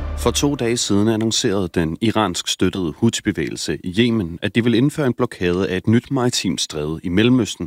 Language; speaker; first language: Danish; native; Danish